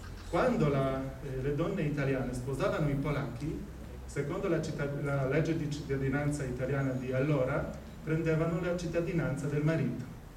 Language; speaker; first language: Italian; non-native, fluent; Polish